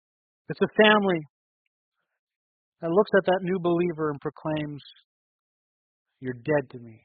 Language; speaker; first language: English; native; English